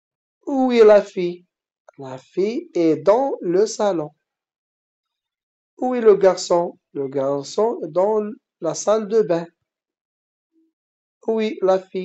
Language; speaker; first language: French; non-native, fluent; Arabic